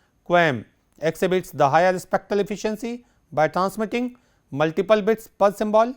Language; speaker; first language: English; non-native, local second language; Hindi